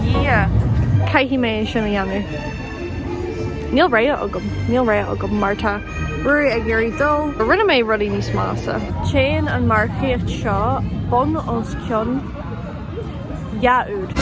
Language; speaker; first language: Irish; non-native, local second language; English